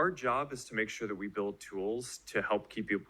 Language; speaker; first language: English; native; English